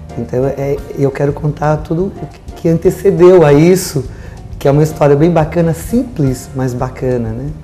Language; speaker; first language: Portuguese; early bilingual, other home language; Italian